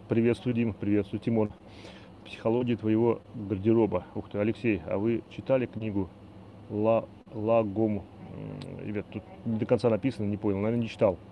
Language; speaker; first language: Russian; native; Russian